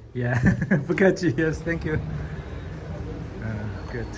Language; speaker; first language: English; non-native, learner; Chinese